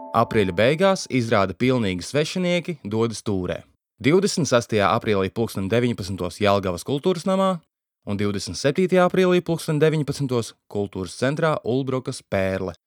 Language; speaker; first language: Latvian; native; Latvian